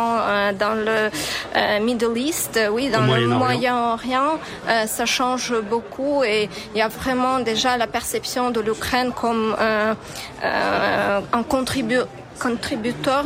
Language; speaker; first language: French; non-native, fluent; Ukrainian